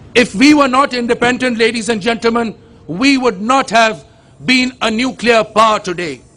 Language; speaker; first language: English; non-native, local second language; Urdu